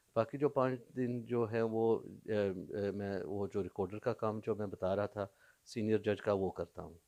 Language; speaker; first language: Urdu; early bilingual, heritage; Urdu